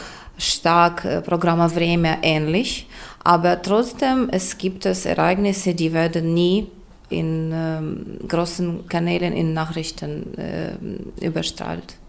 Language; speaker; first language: German; non-native, fluent; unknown